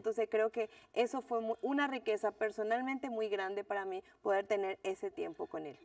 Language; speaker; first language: Spanish; native; Spanish